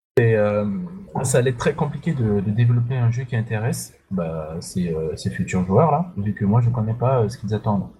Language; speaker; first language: French; non-native, local second language; Sango